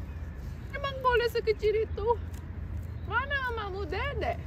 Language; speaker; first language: Indonesian; non-native, fluent; Romanian